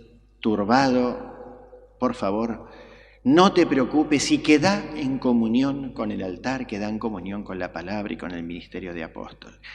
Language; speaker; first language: Spanish; native; Spanish